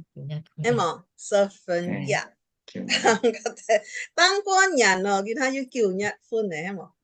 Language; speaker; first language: Chinese; early bilingual, heritage; Chinese